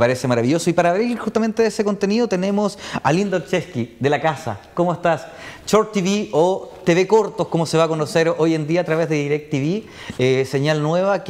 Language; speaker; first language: Spanish; native; Spanish